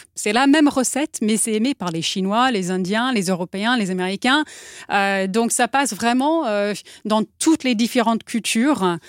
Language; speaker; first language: French; non-native, fluent; English